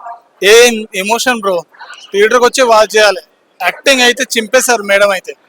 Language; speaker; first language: Telugu; native; Telugu